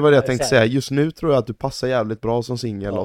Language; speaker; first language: Swedish; native; Swedish